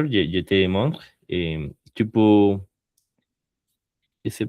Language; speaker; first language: French; non-native, learner; Spanish